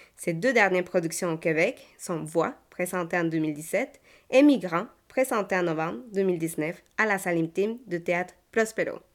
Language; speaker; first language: French; native; French